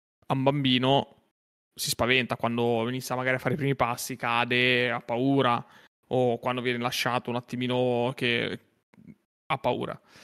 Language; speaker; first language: Italian; native; Italian